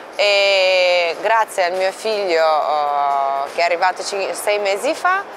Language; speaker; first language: Italian; non-native, fluent; Russian